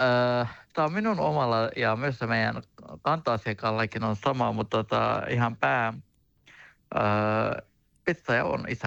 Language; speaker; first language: Finnish; non-native, learner; Turkish